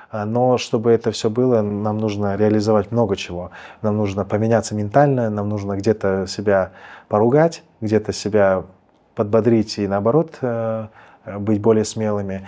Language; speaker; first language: Russian; native; Russian